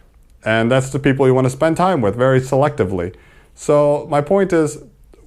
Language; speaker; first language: English; native; English